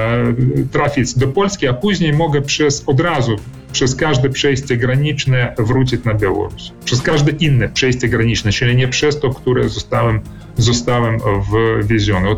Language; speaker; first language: Polish; early bilingual, heritage; Polish